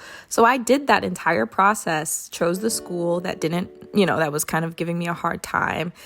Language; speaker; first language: English; native; English